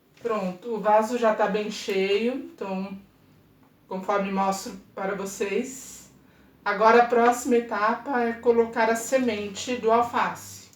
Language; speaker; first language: Portuguese; native; Portuguese